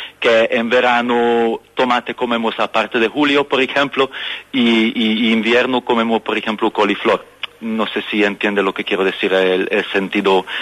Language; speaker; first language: Spanish; non-native, learner; Hungarian